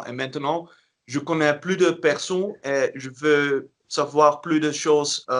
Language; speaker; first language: French; non-native, learner; Dutch